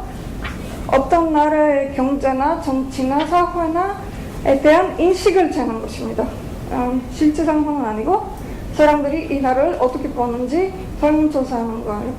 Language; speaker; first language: Korean; non-native, fluent; Bulgarian